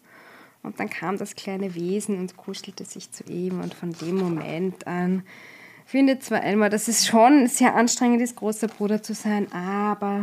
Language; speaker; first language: German; native; German